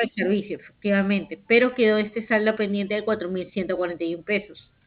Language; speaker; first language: Spanish; native; Spanish